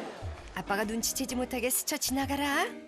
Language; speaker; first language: Korean; native; Korean